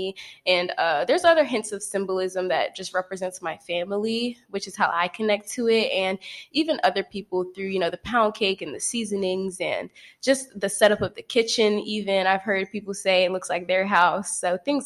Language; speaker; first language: English; native; English